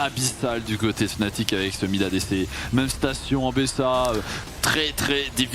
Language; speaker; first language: French; native; French